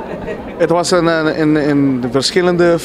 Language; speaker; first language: Dutch; non-native, local second language; Papiamento